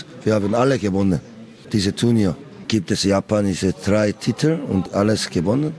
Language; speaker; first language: German; non-native, learner; Korean